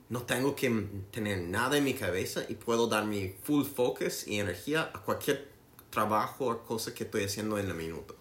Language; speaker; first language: Spanish; non-native, learner; English